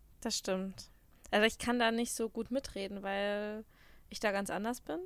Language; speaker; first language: German; native; German